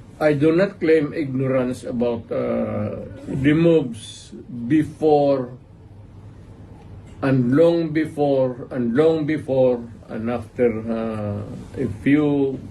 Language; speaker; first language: English; non-native, local second language; Cebuano